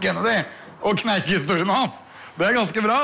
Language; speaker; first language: Norwegian; native; Norwegian